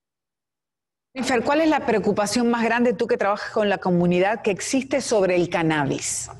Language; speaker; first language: Spanish; native; Spanish